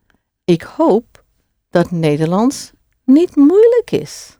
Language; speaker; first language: Dutch; non-native, fluent; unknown